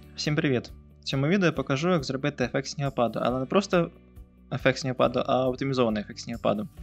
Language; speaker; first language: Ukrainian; native; Ukrainian